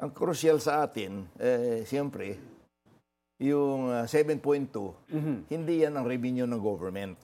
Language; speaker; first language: Filipino; non-native, local second language; Cebuano